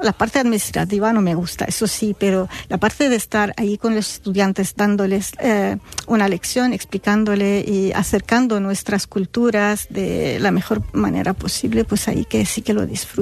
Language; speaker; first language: Spanish; non-native, fluent; Arabic